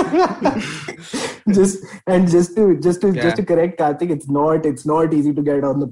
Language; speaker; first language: English; non-native, local second language; Hindi